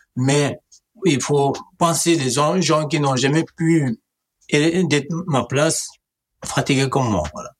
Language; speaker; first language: French; non-native, learner; Nepali